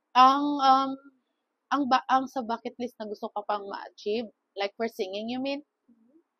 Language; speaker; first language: Filipino; non-native, local second language; Cebuano